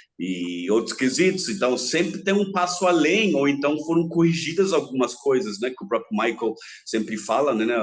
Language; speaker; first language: Portuguese; early bilingual, other home language; German